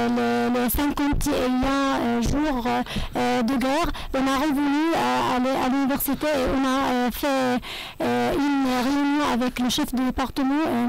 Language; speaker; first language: French; non-native, learner; Arabic